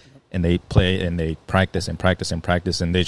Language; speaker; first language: English; native; English